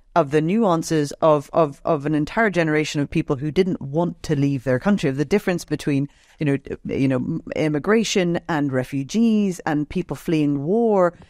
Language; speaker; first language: English; native; English